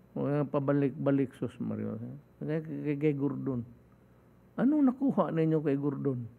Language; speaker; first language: Filipino; non-native, local second language; Cebuano